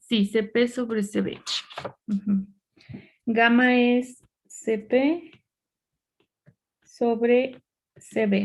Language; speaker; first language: Spanish; native; Spanish